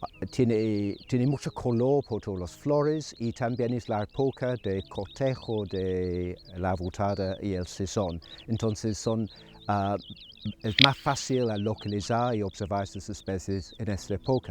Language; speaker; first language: Spanish; non-native, fluent; English